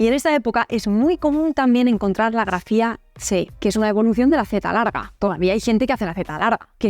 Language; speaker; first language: Spanish; native; Spanish